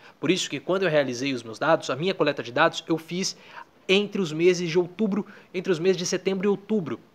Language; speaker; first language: Portuguese; native; Portuguese